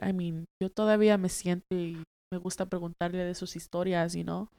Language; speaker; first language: Spanish; early bilingual, heritage; Spanish